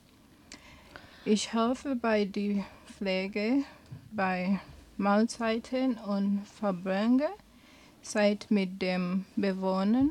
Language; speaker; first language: German; non-native, learner; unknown